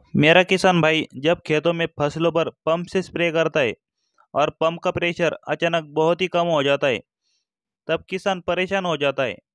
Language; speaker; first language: Hindi; non-native, local second language; Marathi